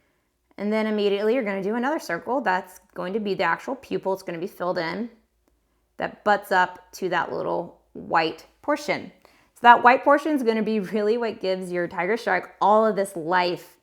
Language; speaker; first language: English; native; English